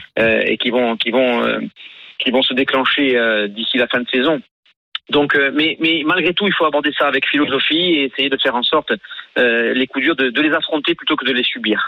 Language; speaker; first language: French; native; French